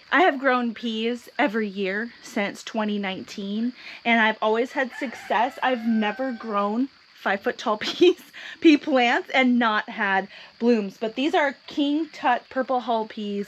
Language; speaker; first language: English; native; English